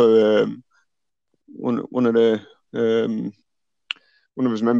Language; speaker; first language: English; native; English